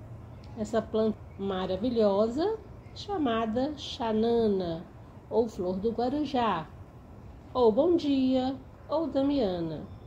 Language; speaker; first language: Portuguese; native; Portuguese